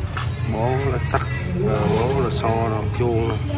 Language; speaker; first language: Vietnamese; native; Vietnamese